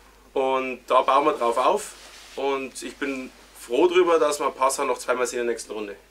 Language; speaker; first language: German; native; German